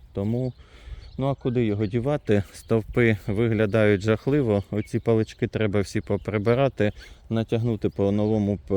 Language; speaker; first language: Ukrainian; non-native, local second language; Russian